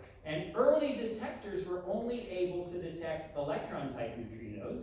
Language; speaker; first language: English; native; English